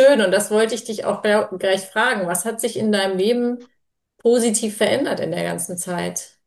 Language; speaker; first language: German; native; German